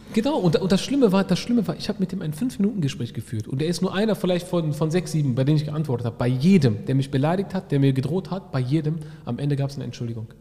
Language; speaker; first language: German; early bilingual, other home language; Arabic